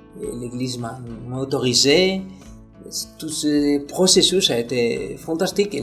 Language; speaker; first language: French; non-native, fluent; Spanish